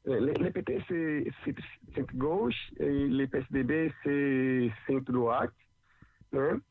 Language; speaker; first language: French; non-native, learner; Portuguese